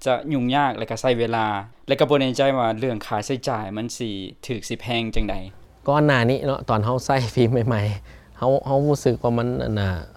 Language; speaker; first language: Lao; early bilingual, heritage; Lao